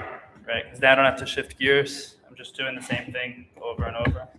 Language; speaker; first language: English; native; English